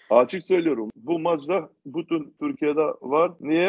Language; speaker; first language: Turkish; non-native, learner; Macedonian